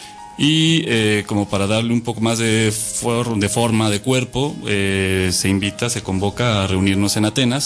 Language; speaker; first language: Spanish; native; Spanish